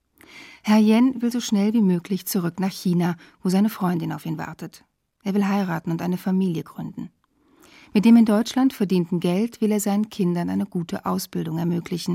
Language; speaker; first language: German; native; German